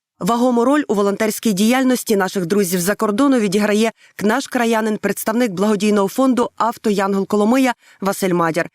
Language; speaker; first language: Ukrainian; native; Ukrainian